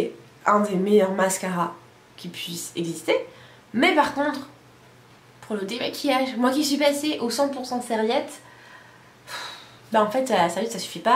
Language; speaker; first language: French; native; French